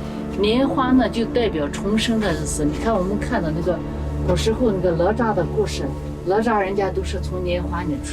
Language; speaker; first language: Chinese; native; Chinese